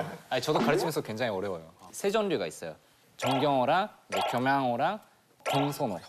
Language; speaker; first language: Korean; non-native, fluent; Japanese